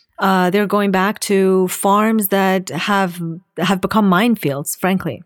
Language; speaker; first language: English; non-native, fluent; Assyrian Neo-Aramaic